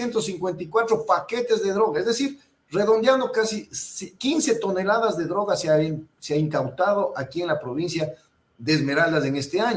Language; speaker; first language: Spanish; native; Spanish